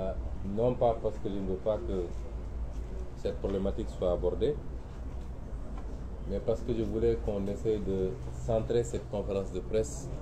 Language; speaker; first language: French; non-native, local second language; Wolof